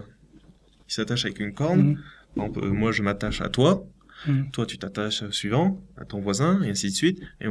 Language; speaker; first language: French; native; French